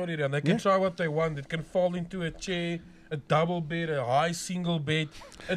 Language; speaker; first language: English; non-native, local second language; Afrikaans